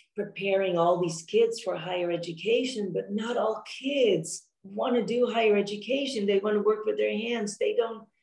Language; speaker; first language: English; non-native, fluent; Dutch